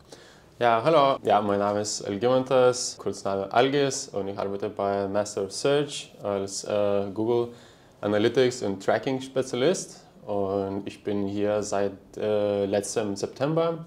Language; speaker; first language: German; non-native, fluent; Lithuanian